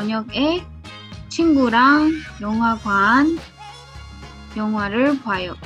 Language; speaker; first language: Korean; non-native, fluent; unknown